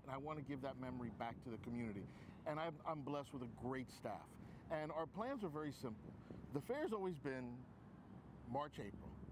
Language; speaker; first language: English; early bilingual, other home language; Spanish